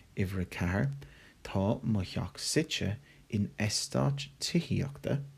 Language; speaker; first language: Irish; non-native, local second language; English